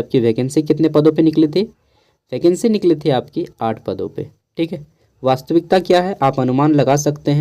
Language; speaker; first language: Hindi; native; Hindi